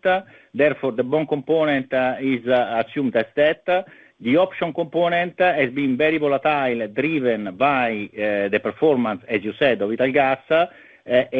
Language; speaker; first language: English; non-native, fluent; Italian